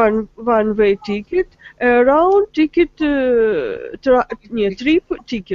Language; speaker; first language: English; non-native, learner; Russian